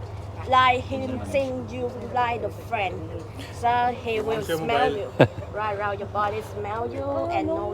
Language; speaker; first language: English; non-native, learner; Vietnamese